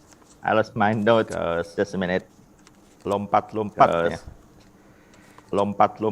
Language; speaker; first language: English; non-native, learner; Indonesian